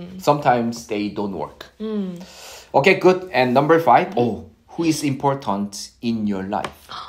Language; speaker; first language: English; non-native, fluent; Korean